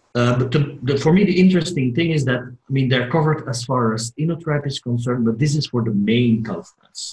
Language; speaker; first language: English; non-native, fluent; Dutch